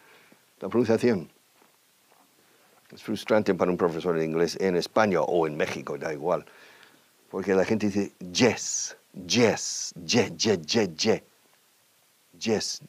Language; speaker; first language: Spanish; non-native, fluent; English